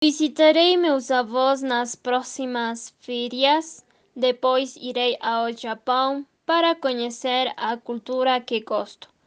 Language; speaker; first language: Portuguese; non-native, learner; Spanish